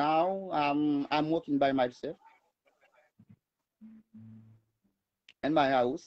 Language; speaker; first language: English; non-native, learner; Haitian Creole